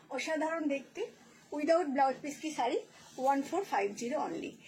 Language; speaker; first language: Hindi; non-native, local second language; Bangla